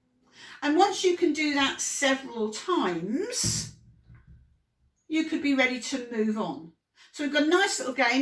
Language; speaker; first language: English; native; English